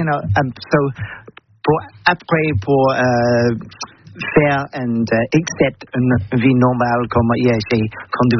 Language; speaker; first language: French; non-native, learner; English